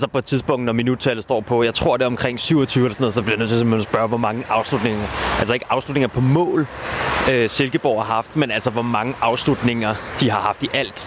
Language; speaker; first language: Danish; native; Danish